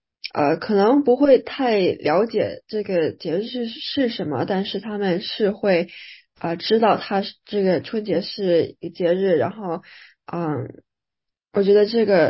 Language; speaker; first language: Chinese; early bilingual, other home language; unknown